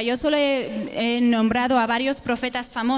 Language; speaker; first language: Spanish; native; Spanish